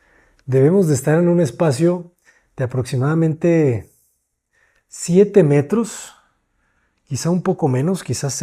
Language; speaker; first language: Spanish; native; Spanish